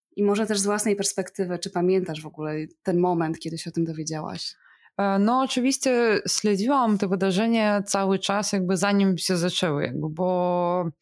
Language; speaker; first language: Polish; non-native, fluent; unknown